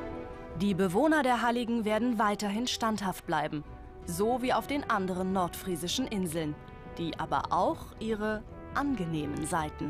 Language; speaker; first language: German; native; German